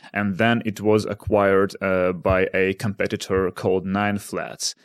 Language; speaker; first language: English; non-native, fluent; Ukrainian